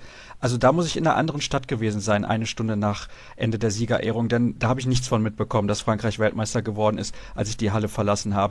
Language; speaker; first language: German; native; German